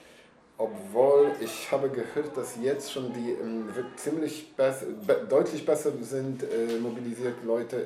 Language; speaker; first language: German; non-native, learner; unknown